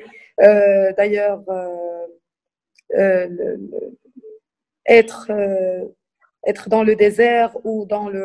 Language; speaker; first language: French; non-native, local second language; Arabic